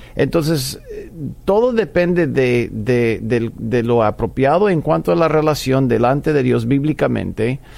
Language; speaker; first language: Spanish; non-native, fluent; English